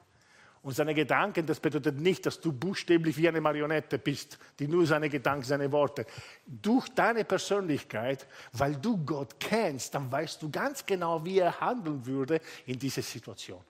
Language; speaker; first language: German; non-native, fluent; Italian